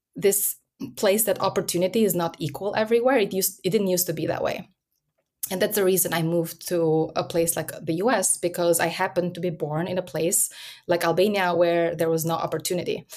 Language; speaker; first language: English; early bilingual, other home language; Albanian